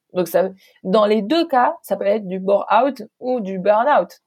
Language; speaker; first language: French; non-native, local second language; Arabic